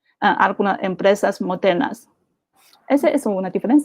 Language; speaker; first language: Spanish; non-native, fluent; Chinese